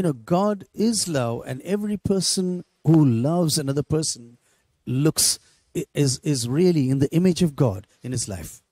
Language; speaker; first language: English; non-native, local second language; Tamil